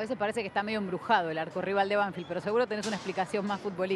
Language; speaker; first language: Spanish; native; Spanish